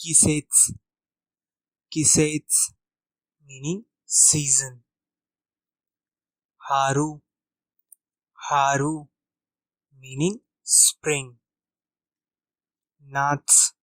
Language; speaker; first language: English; non-native, local second language; Hindi